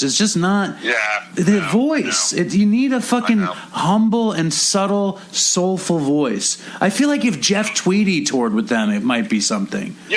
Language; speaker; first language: English; native; English